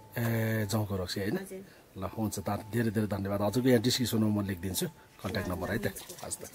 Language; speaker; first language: Nepali; native; Nepali